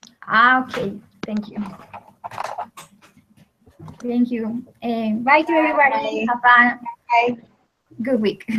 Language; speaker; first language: English; non-native, learner; Spanish